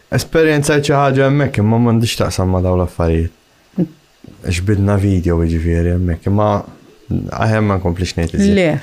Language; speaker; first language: Maltese; native; Maltese